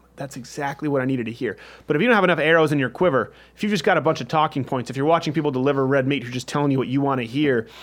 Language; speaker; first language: English; native; English